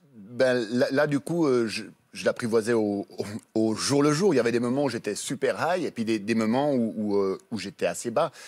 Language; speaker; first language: French; native; French